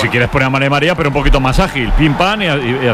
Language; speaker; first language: Spanish; native; Spanish